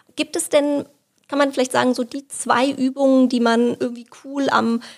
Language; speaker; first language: German; native; German